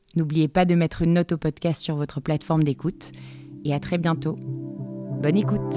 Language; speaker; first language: French; native; French